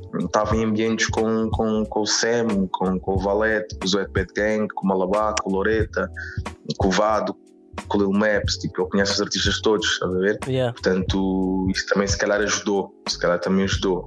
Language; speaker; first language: Portuguese; native; Portuguese